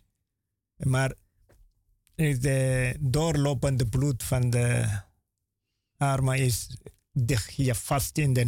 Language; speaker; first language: Dutch; non-native, learner; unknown